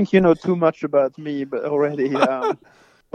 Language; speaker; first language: English; non-native, fluent; French